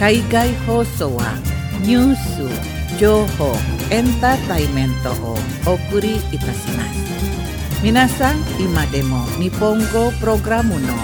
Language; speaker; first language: Japanese; non-native, learner; Indonesian